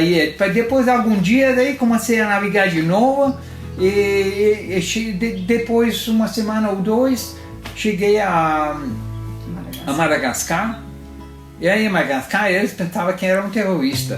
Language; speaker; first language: Portuguese; non-native, fluent; Italian